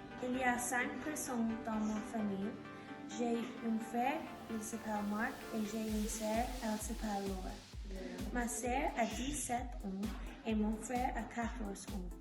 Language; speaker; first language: French; non-native, learner; English